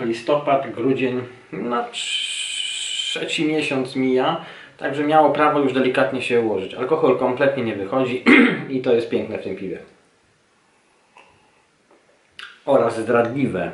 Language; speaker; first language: Polish; native; Polish